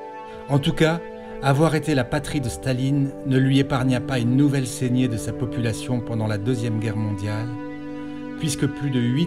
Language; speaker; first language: French; native; French